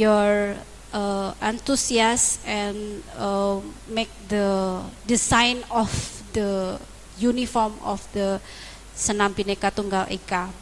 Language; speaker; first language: English; non-native, learner; Indonesian